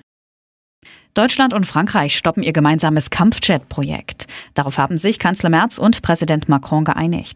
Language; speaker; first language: German; native; German